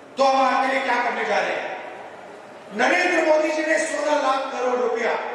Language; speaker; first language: Hindi; native; Hindi